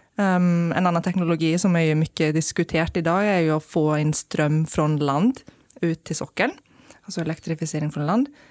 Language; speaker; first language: Norwegian; non-native, fluent; Icelandic